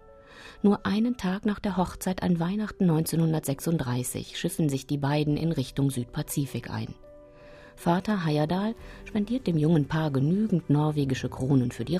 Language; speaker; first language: German; native; German